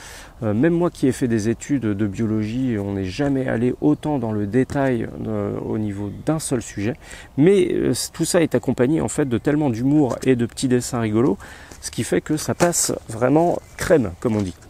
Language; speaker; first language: French; native; French